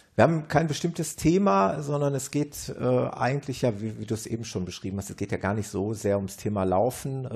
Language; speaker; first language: German; native; German